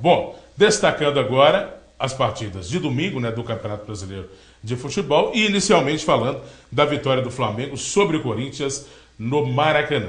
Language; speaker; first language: Portuguese; native; Portuguese